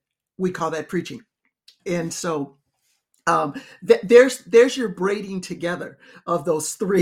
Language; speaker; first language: English; native; English